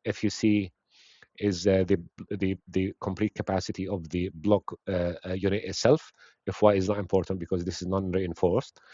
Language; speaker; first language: English; non-native, fluent; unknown